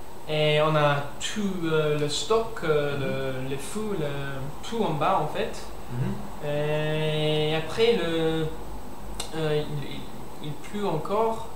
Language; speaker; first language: French; non-native, learner; English